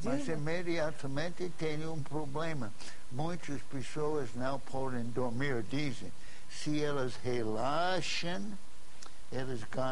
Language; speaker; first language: Portuguese; non-native, fluent; English